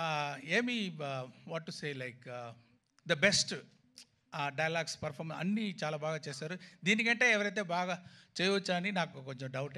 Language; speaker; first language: Telugu; non-native, learner; Tamil